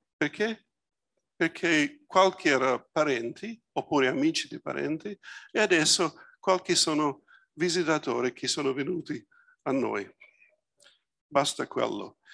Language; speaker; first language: Italian; early bilingual, heritage; Italian